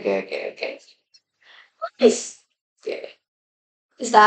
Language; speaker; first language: English; non-native, fluent; Indonesian